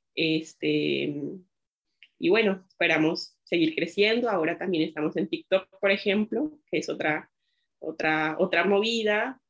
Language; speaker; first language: Spanish; native; Spanish